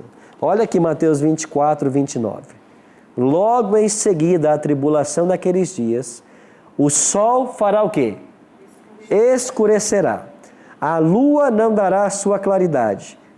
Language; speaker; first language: Portuguese; native; Portuguese